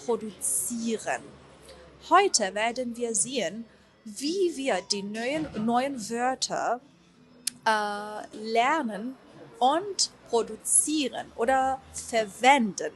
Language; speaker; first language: German; non-native, fluent; Persian